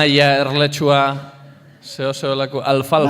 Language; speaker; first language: Basque; native; Basque